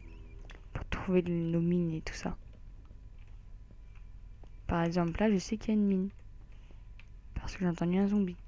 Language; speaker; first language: French; native; French